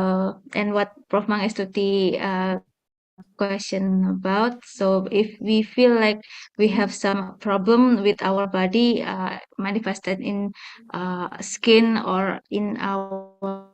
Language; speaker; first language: English; non-native, fluent; Indonesian